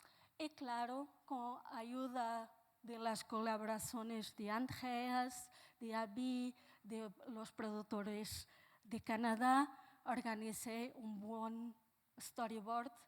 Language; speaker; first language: Spanish; non-native, fluent; Portuguese